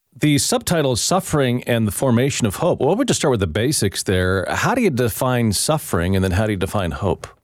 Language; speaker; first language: English; native; English